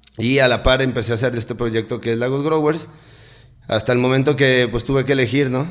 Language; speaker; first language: Spanish; native; Spanish